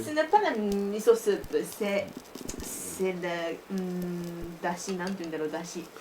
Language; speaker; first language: French; non-native, learner; Japanese